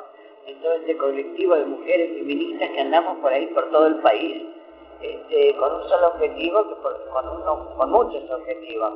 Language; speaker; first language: Spanish; native; Spanish